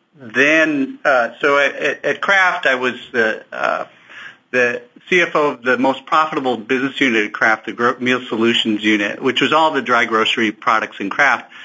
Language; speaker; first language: English; native; English